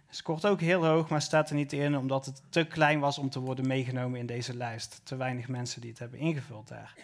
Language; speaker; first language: Dutch; native; Dutch